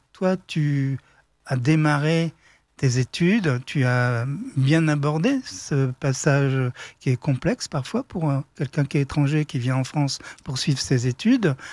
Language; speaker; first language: French; native; French